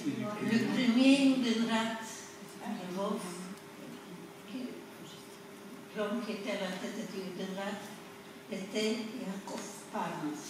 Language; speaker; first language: French; non-native, fluent; Polish